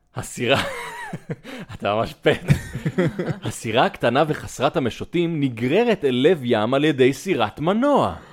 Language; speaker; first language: Hebrew; native; Hebrew